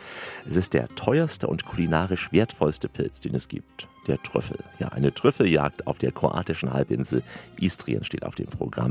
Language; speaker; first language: German; native; German